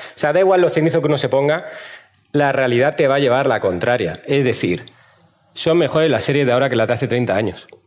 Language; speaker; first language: Spanish; native; Spanish